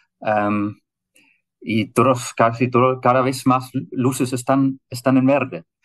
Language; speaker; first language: Spanish; non-native, fluent; German